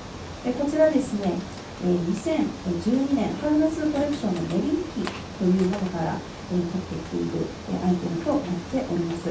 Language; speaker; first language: Japanese; native; Japanese